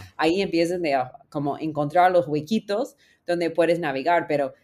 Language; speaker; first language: Spanish; non-native, fluent; English